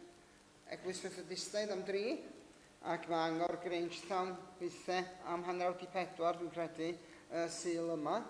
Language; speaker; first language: Welsh; native; Welsh